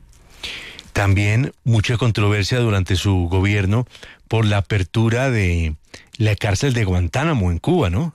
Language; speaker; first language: Spanish; native; Spanish